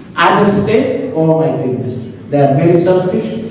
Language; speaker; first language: English; non-native, learner; Amharic